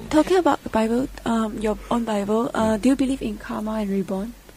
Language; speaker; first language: English; non-native, local second language; Chinese